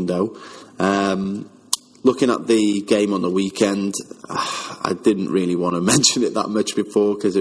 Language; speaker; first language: English; native; English